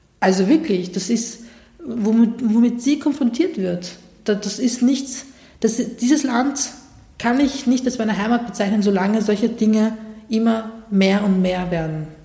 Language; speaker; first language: German; early bilingual, other home language; Bosnian